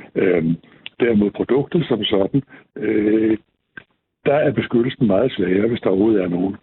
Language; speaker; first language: Danish; native; Danish